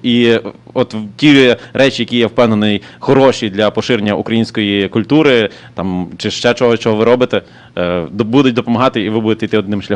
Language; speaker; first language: Ukrainian; native; Ukrainian